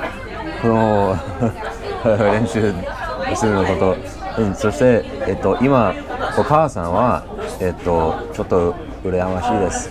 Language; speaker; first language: Japanese; non-native, learner; English